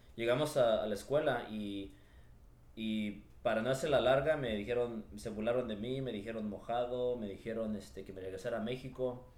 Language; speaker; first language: Spanish; early bilingual, heritage; Spanish